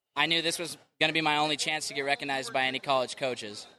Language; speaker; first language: English; native; English